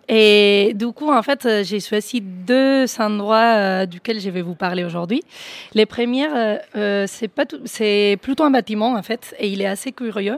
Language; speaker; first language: French; non-native, fluent; Spanish